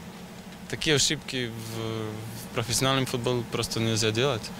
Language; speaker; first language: Russian; non-native, fluent; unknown